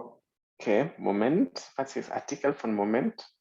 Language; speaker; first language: German; non-native, fluent; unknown